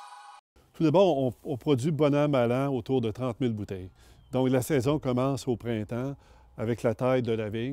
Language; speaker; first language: French; native; French